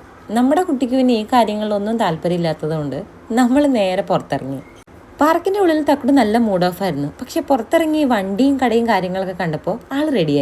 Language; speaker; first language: Malayalam; native; Malayalam